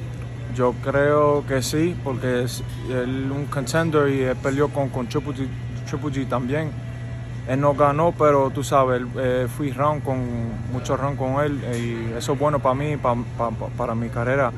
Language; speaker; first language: Spanish; early bilingual, heritage; Spanish